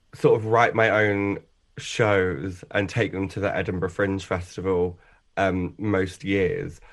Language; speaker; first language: English; native; English